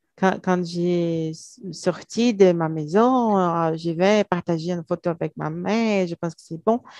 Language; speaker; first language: French; non-native, learner; Portuguese